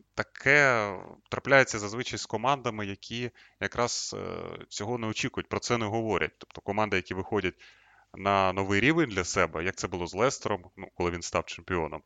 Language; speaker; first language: Ukrainian; native; Ukrainian